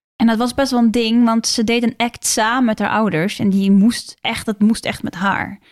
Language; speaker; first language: Dutch; non-native, fluent; Norwegian